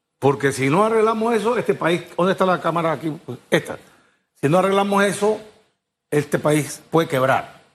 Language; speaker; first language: Spanish; native; Spanish